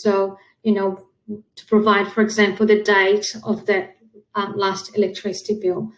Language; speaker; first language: English; non-native, fluent; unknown